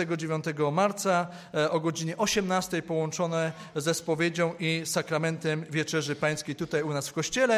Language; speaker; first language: Polish; native; Polish